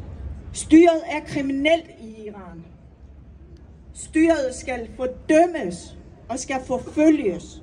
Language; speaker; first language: Danish; non-native, fluent; Persian